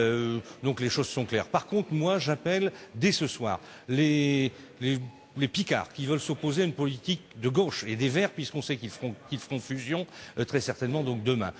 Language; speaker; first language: French; native; French